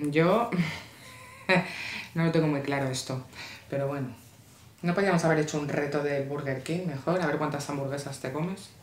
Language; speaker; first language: Spanish; native; Spanish